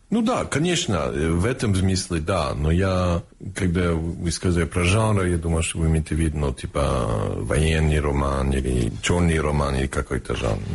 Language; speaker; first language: Russian; early bilingual, heritage; Russian